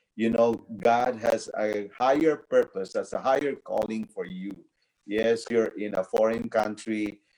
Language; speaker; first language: English; non-native, local second language; Cebuano